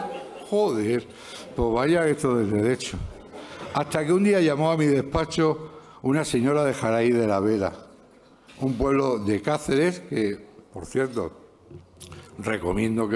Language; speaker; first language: Spanish; native; Spanish